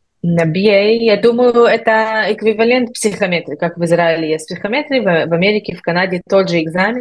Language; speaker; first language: Russian; early bilingual, heritage; Russian